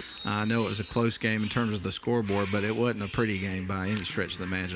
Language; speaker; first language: English; native; English